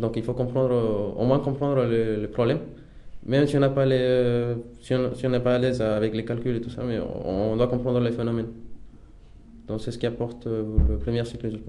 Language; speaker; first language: French; non-native, fluent; Spanish